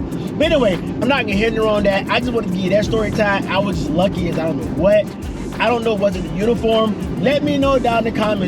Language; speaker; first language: English; native; English